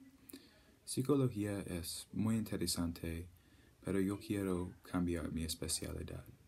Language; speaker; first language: Spanish; non-native, learner; English